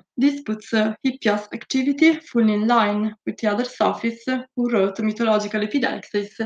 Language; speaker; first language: English; non-native, fluent; Italian